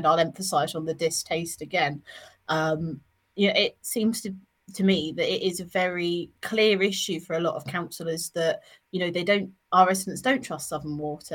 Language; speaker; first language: English; native; English